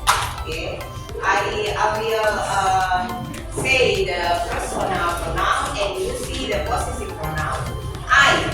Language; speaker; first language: English; non-native, learner; Indonesian